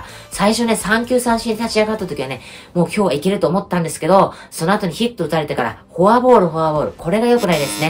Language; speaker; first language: Japanese; native; Japanese